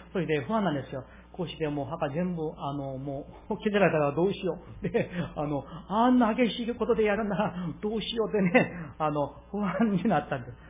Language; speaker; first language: Japanese; non-native, fluent; Korean